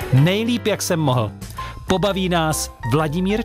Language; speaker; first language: Czech; native; Czech